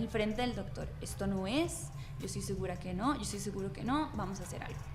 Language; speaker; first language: Spanish; native; Spanish